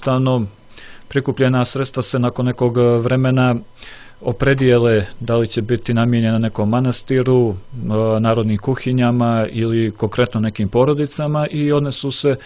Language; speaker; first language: Croatian; native; Croatian